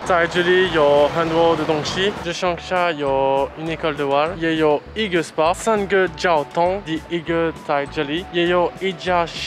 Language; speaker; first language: Chinese; non-native, learner; French